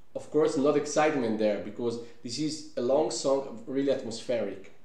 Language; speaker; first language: English; non-native, fluent; Italian